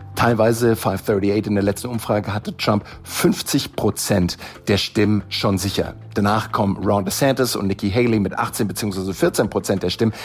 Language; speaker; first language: German; native; German